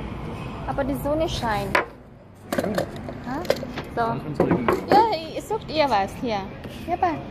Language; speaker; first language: German; non-native, learner; Filipino